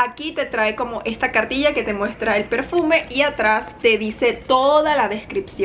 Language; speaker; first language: Spanish; native; Spanish